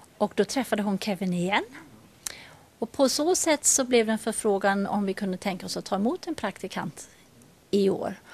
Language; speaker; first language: Swedish; native; Swedish